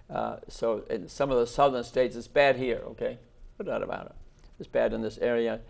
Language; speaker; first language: English; native; English